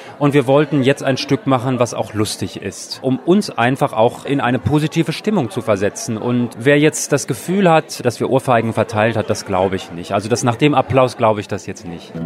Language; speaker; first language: German; native; German